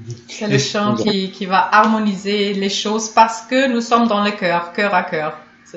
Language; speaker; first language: French; non-native, fluent; German